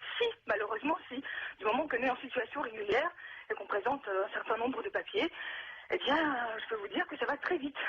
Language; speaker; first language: French; non-native, fluent; Russian